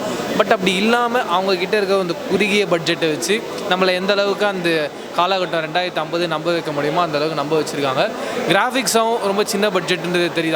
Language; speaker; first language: Tamil; native; Tamil